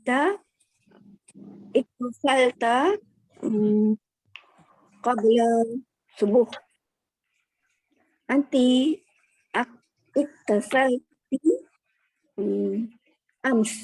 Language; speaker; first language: Arabic; non-native, learner; Malay